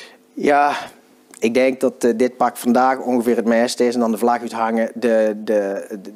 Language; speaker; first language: Dutch; native; Dutch